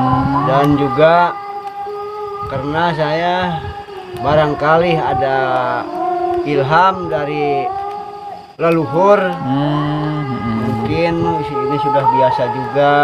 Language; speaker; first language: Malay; non-native, local second language; Sundanese